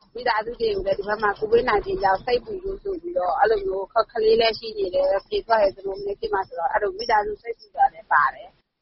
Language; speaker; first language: Burmese; native; Burmese